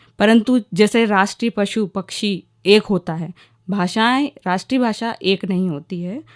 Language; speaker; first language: Hindi; native; Hindi